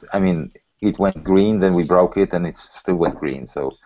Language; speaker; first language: English; early bilingual, other home language; Polish